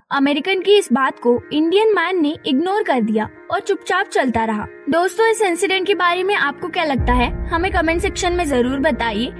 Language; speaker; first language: Hindi; native; Hindi